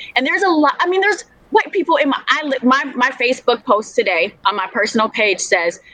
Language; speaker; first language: English; native; English